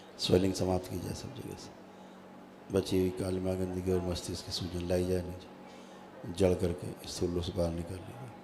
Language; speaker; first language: Hindi; native; Hindi